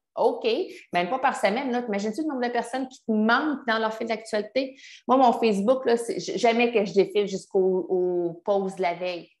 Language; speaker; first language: French; native; French